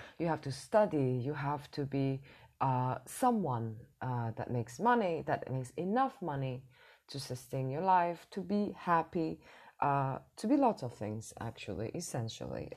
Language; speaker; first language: English; non-native, fluent; Cantonese